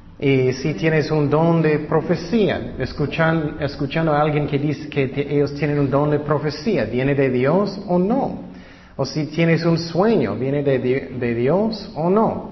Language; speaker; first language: Spanish; non-native, fluent; English